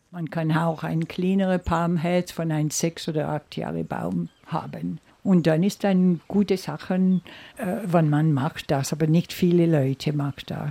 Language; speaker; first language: German; non-native, learner; Seselwa Creole French